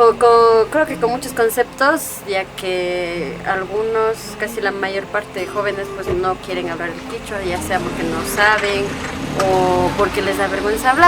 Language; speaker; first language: Spanish; native; Spanish